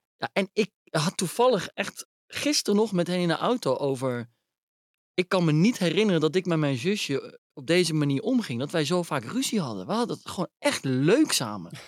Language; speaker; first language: Dutch; early bilingual, other home language; Arabic